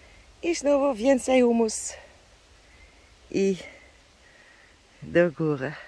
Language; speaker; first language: Polish; non-native, learner; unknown